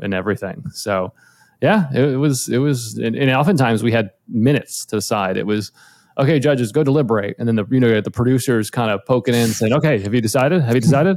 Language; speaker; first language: English; native; English